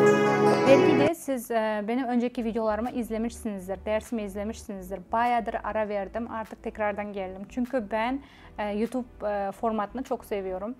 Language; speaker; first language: Turkish; non-native, fluent; Kazakh